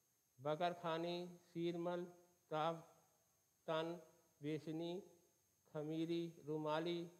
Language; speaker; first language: Hindi; native; Hindi